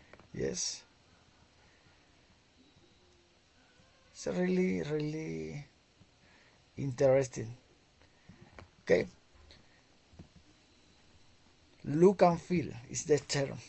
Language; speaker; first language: English; non-native, fluent; Spanish